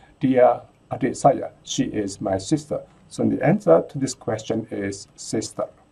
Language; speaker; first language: English; non-native, fluent; Indonesian